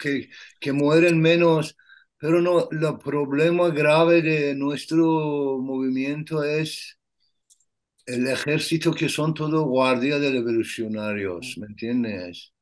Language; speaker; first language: Spanish; non-native, learner; Persian